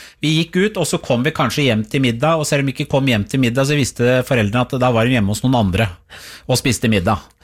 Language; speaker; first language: Norwegian; early bilingual, other home language; Persian